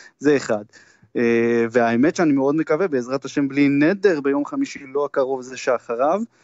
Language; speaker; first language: Hebrew; native; Hebrew